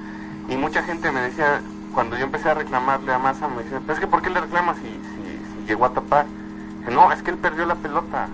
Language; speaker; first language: Spanish; native; Spanish